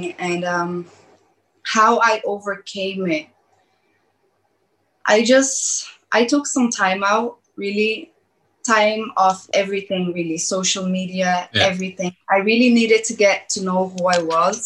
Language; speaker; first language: English; early bilingual, other home language; Portuguese